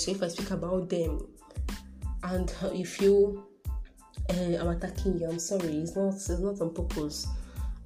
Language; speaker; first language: English; non-native, local second language; Igbo